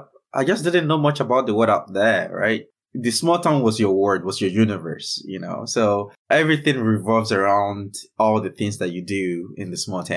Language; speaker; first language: English; non-native, local second language; Yoruba